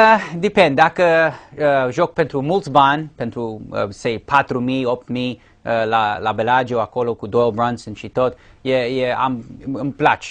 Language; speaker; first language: Romanian; early bilingual, heritage; English